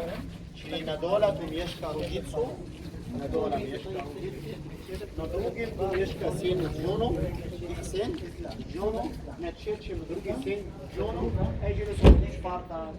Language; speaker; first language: Polish; non-native, learner; Arabic